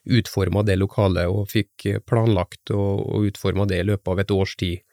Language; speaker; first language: Norwegian; native; Norwegian